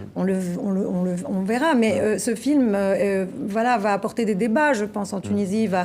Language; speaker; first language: French; non-native, local second language; Arabic